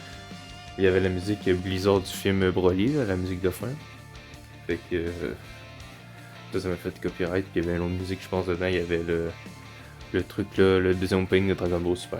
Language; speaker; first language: French; native; French